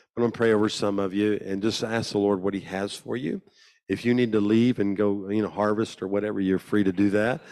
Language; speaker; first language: English; native; English